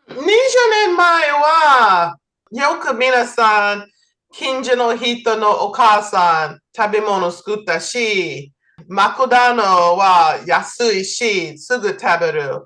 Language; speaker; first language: Japanese; non-native, learner; English